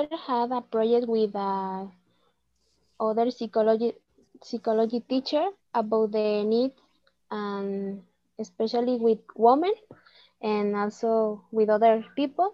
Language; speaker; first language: English; non-native, fluent; Spanish